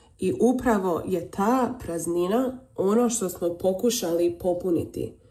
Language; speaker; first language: Serbian; early bilingual, heritage; Croatian